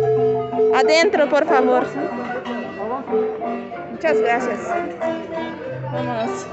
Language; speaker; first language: Spanish; non-native, learner; Portuguese